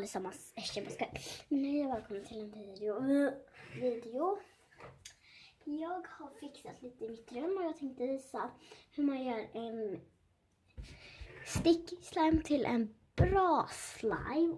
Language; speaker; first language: Swedish; early bilingual, other home language; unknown